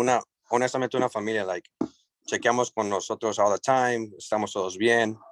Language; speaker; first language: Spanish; early bilingual, heritage; English